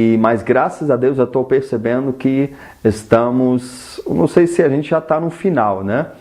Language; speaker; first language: Portuguese; non-native, fluent; German